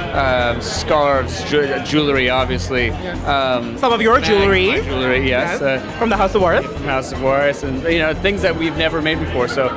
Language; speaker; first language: English; native; English